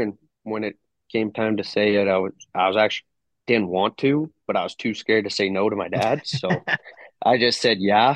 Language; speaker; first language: English; native; English